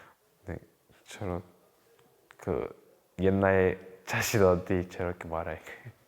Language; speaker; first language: Korean; early bilingual, other home language; English